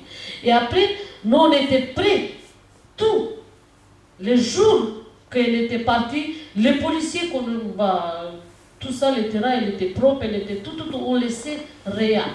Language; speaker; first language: French; non-native, learner; Romanian